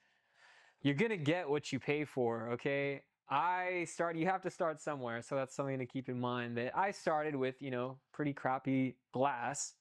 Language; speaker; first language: English; native; English